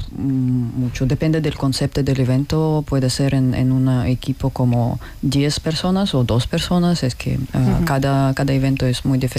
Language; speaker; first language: Spanish; non-native, fluent; Russian